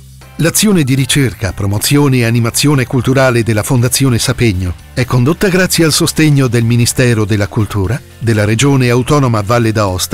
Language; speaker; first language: Italian; native; Italian